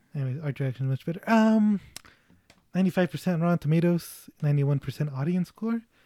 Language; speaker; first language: English; early bilingual, other home language; Spanish